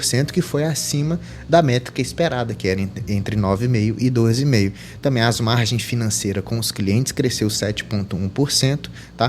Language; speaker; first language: Portuguese; native; Portuguese